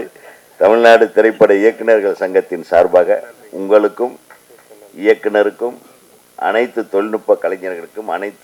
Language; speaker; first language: Tamil; native; Tamil